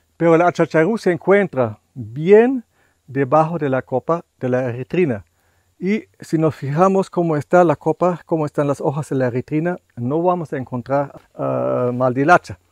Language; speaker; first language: Spanish; non-native, fluent; German